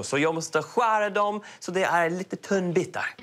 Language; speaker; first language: Swedish; non-native, learner; English